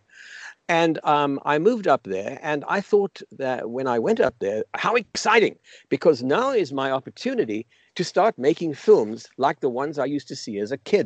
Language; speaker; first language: English; native; English